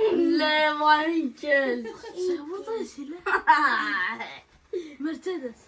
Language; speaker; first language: Swedish; early bilingual, other home language; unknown